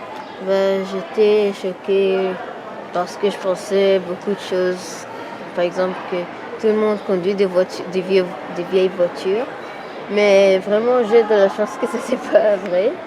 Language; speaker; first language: French; non-native, learner; Arabic